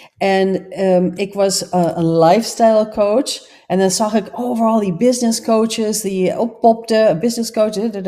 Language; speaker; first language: Dutch; non-native, fluent; English